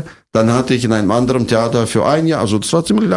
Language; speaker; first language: German; non-native, fluent; Russian